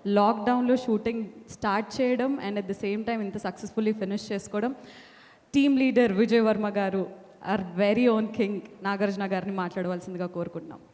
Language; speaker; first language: Telugu; native; Telugu